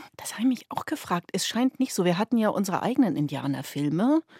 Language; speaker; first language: German; native; German